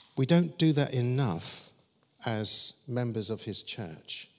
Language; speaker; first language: English; native; English